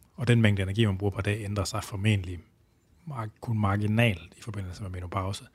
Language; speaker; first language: Danish; native; Danish